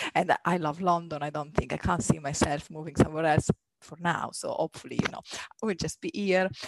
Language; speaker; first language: English; non-native, fluent; Italian